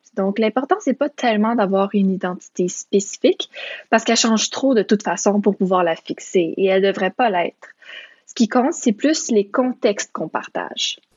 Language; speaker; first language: French; early bilingual, other home language; Romanian